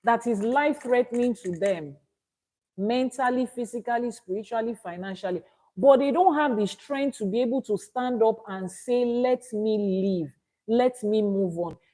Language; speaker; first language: English; non-native, local second language; Yoruba